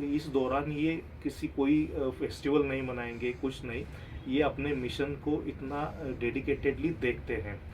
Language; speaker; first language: Hindi; non-native, local second language; Marathi